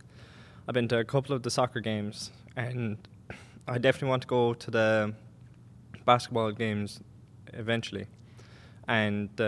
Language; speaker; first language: English; native; English